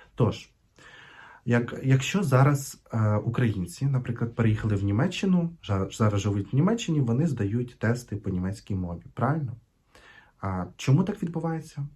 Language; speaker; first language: Ukrainian; non-native, local second language; Russian